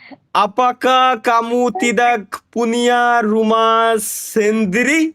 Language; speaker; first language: Indonesian; non-native, learner; Bangla